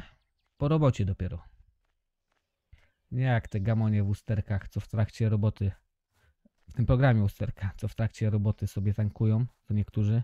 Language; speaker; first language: Polish; native; Polish